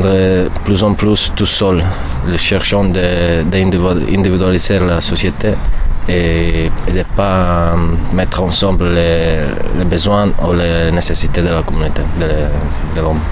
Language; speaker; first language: French; non-native, learner; Italian